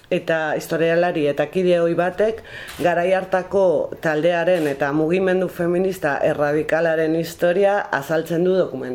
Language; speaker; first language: Basque; non-native, local second language; Spanish